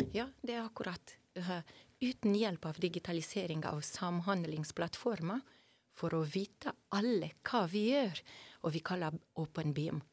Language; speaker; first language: Norwegian; non-native, fluent; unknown